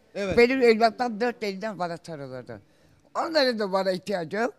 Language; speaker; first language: Turkish; native; Turkish